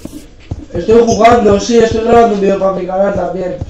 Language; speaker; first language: Spanish; native; Spanish